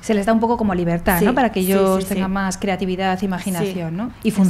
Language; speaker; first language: Spanish; native; Spanish